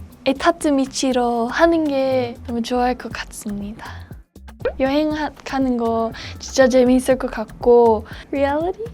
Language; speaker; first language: Korean; non-native, fluent; English